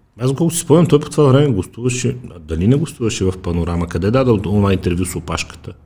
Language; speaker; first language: Bulgarian; native; Bulgarian